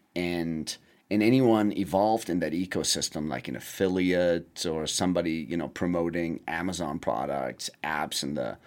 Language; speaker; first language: English; non-native, fluent; German